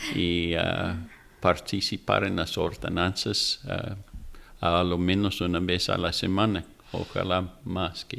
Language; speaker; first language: Spanish; non-native, fluent; English